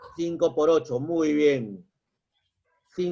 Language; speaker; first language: Spanish; native; Spanish